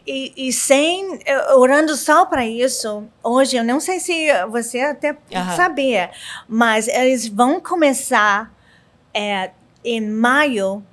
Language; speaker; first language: Portuguese; non-native, learner; English